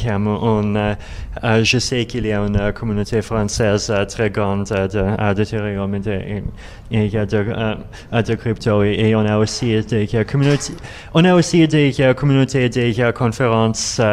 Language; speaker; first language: French; non-native, learner; Russian